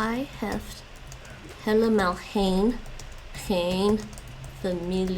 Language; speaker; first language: Dutch; non-native, learner; English